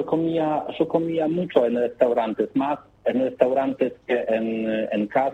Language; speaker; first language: Spanish; non-native, learner; Polish